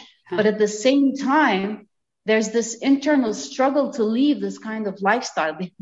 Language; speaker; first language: English; non-native, fluent; Arabic